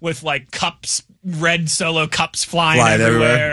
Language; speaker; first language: English; native; English